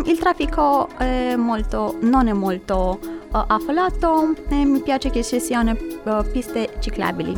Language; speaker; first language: Italian; non-native, fluent; Romanian